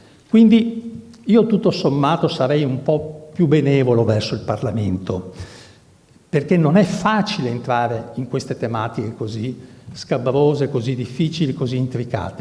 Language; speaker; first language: Italian; native; Italian